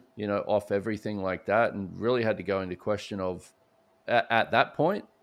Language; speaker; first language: English; native; English